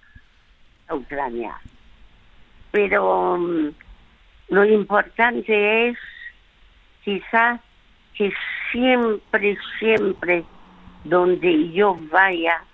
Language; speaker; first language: Spanish; early bilingual, other home language; French